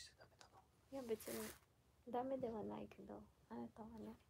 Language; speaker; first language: Japanese; non-native, learner; Filipino